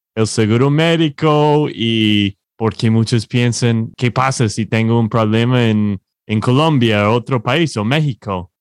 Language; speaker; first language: Spanish; non-native, fluent; English